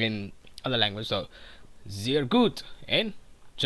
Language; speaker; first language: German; non-native, learner; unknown